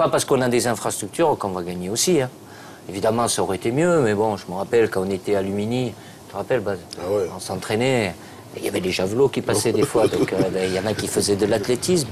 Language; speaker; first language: French; native; French